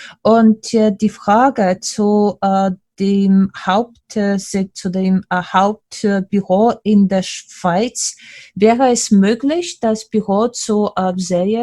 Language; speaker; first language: German; non-native, fluent; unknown